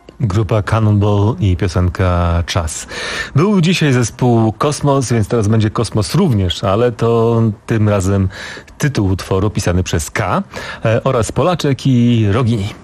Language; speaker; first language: Polish; native; Polish